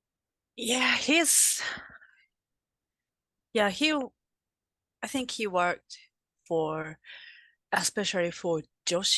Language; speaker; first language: English; non-native, learner; Japanese